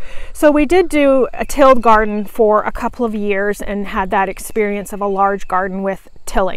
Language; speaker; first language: English; native; English